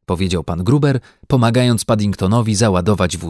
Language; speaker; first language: Polish; native; Polish